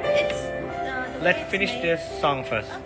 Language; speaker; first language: English; non-native, learner; Thai